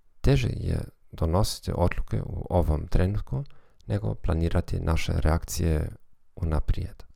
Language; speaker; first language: Croatian; non-native, fluent; German